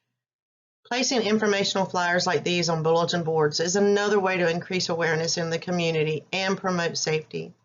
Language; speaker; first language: English; native; English